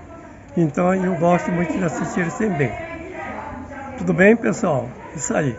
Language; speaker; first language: Portuguese; non-native, fluent; Japanese